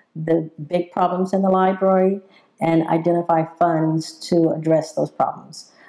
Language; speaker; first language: English; native; English